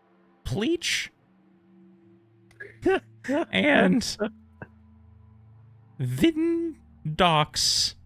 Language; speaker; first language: English; native; English